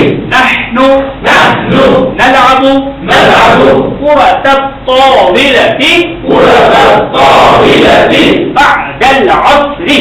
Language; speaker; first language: Arabic; non-native, fluent; Bangla